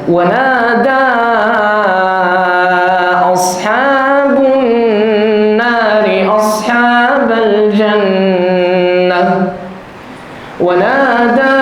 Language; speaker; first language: Indonesian; non-native, learner; Arabic